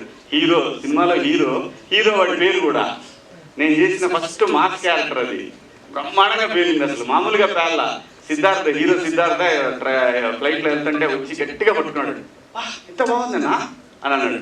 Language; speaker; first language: Telugu; native; Telugu